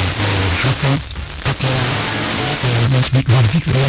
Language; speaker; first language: Arabic; native; Arabic